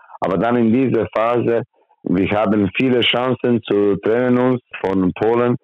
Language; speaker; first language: German; non-native, learner; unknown